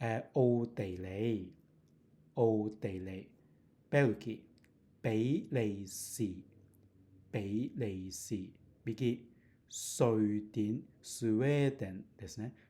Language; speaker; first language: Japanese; non-native, fluent; Cantonese